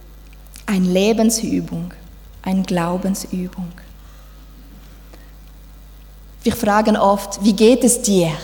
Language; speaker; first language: German; non-native, fluent; French